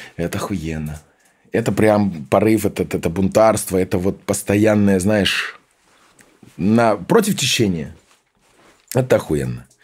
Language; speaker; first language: Russian; early bilingual, heritage; Russian